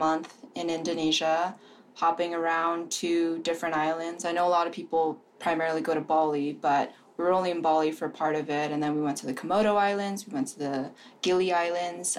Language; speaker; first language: English; native; English